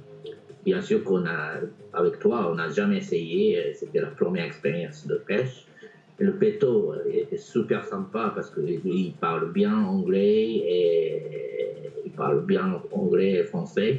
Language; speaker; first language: French; non-native, fluent; Japanese